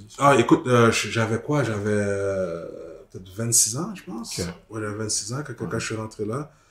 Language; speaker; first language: French; native; French